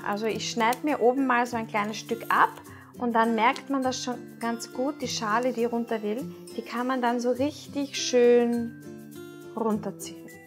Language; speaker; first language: German; native; German